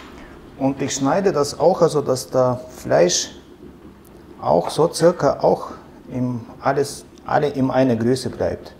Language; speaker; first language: German; non-native, fluent; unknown